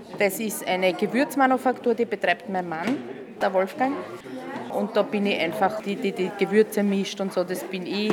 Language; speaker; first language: German; native; German